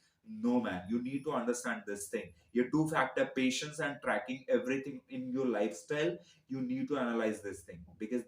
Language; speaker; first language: English; non-native, local second language; Hindi